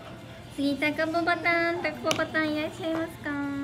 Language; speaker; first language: Japanese; native; Japanese